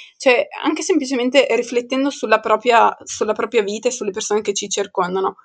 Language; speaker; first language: Italian; early bilingual, other home language; Arabic